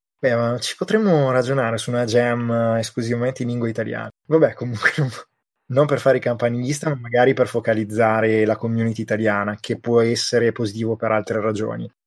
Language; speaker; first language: Italian; native; Italian